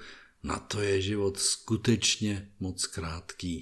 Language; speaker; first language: Czech; native; Czech